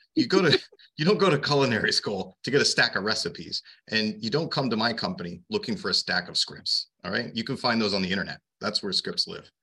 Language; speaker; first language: English; native; English